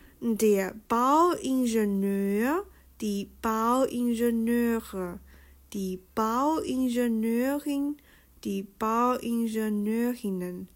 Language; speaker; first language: German; non-native, fluent; Chinese